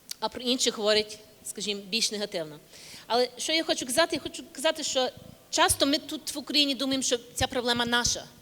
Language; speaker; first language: Ukrainian; early bilingual, heritage; English